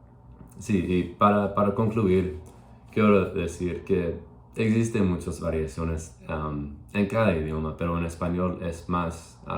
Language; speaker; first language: Spanish; non-native, learner; English